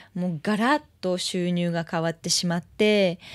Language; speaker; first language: Japanese; non-native, fluent; French